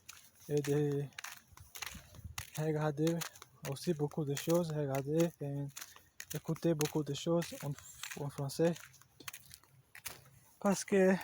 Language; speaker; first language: French; non-native, learner; Portuguese